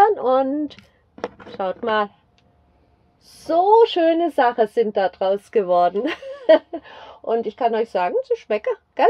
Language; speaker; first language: German; native; German